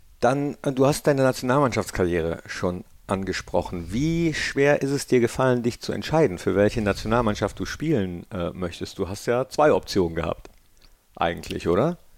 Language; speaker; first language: German; native; German